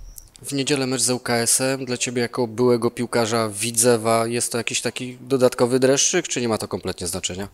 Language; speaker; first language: Polish; native; Polish